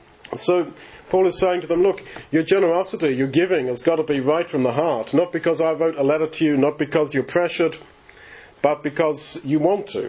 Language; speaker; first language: English; native; English